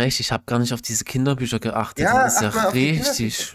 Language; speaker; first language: German; native; German